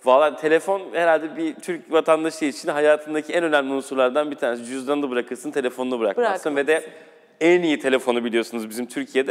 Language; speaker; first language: Turkish; native; Turkish